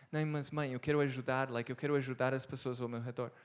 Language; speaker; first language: Portuguese; early bilingual, other home language; English